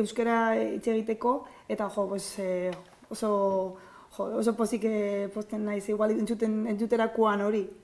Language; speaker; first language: Basque; non-native, local second language; Spanish